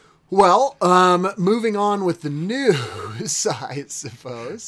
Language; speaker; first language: English; native; English